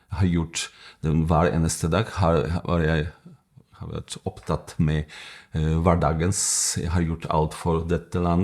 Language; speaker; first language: Norwegian; non-native, fluent; Polish